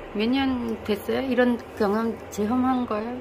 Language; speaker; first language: Korean; non-native, learner; Vietnamese